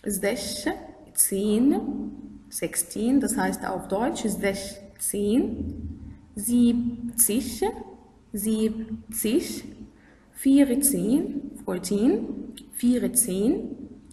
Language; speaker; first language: German; non-native, fluent; Arabic